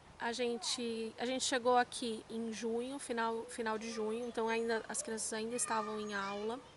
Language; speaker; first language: Portuguese; native; Portuguese